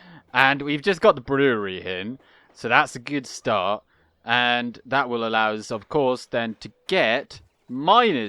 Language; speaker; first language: English; native; English